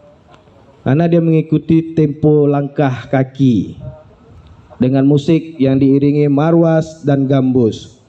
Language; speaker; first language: Indonesian; native; Indonesian